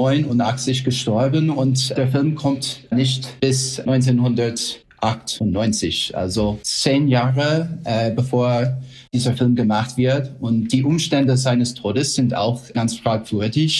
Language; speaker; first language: German; non-native, fluent; English